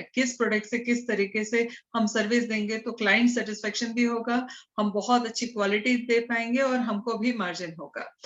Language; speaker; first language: Hindi; native; Hindi